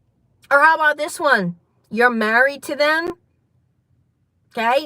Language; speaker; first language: English; native; English